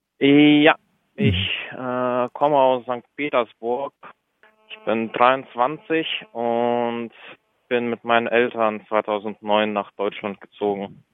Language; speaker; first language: German; early bilingual, other home language; Russian